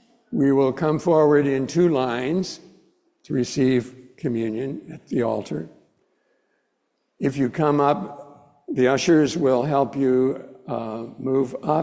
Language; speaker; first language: English; native; English